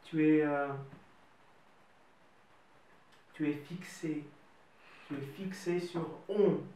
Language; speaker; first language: French; non-native, fluent; Russian